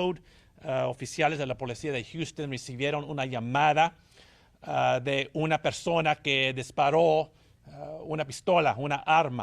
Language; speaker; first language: Spanish; early bilingual, heritage; English